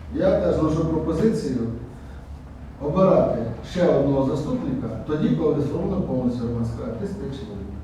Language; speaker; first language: Ukrainian; native; Ukrainian